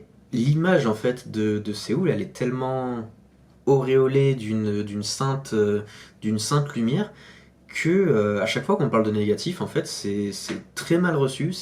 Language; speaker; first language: French; native; French